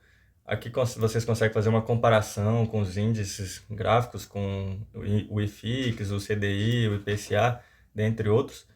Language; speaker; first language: Portuguese; native; Portuguese